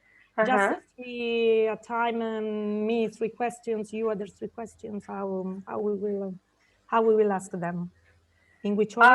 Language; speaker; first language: English; non-native, fluent; Italian